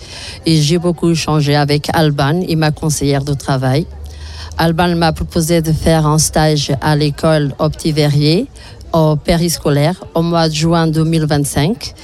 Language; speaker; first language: French; non-native, learner; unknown